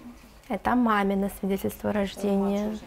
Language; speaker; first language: Russian; native; Russian